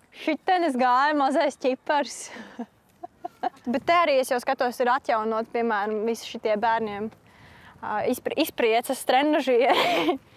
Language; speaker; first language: Latvian; native; Latvian